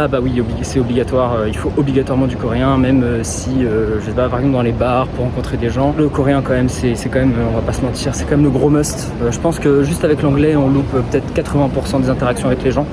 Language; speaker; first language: French; native; French